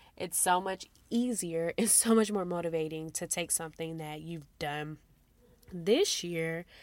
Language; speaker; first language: English; native; English